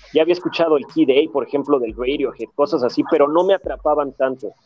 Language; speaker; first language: Spanish; native; Spanish